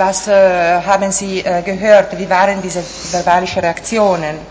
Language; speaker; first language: German; non-native, fluent; Italian